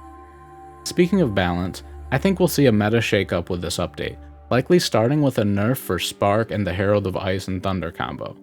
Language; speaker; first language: English; native; English